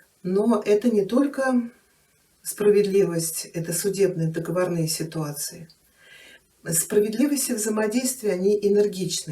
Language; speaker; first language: Russian; native; Russian